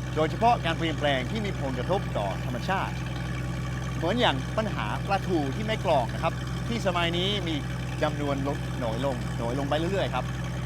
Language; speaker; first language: Thai; non-native, fluent; English